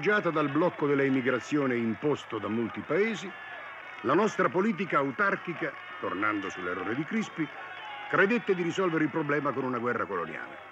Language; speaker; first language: Italian; native; Italian